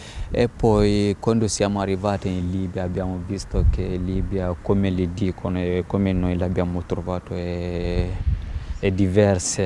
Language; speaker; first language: Italian; non-native, fluent; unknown